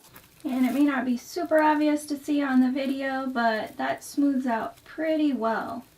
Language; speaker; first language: English; native; English